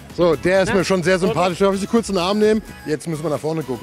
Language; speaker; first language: German; native; German